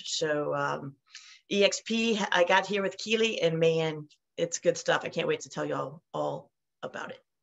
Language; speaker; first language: English; native; English